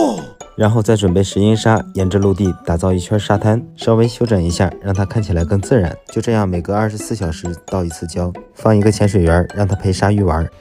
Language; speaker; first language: Chinese; native; Chinese